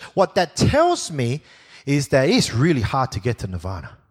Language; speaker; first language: English; native; English